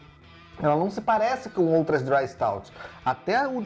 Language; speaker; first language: Portuguese; native; Portuguese